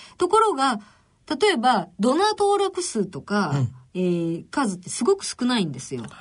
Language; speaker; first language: Japanese; native; Japanese